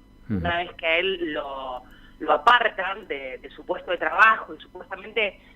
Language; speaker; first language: Spanish; native; Spanish